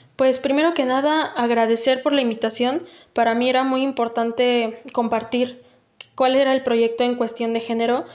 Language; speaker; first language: Spanish; native; Spanish